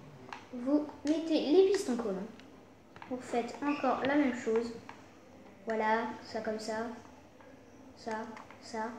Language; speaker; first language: French; native; French